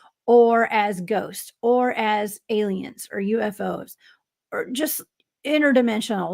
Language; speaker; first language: English; native; English